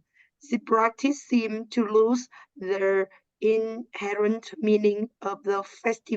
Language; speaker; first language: English; non-native, learner; Vietnamese